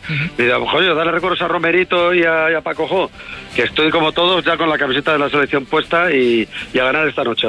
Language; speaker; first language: Spanish; native; Spanish